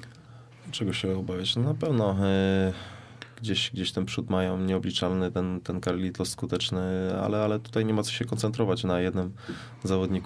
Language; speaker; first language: Polish; native; Polish